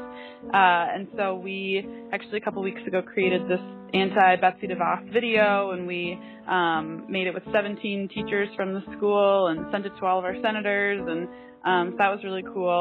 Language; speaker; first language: English; native; English